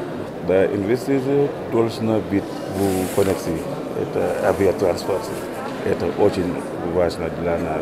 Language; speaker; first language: Russian; non-native, learner; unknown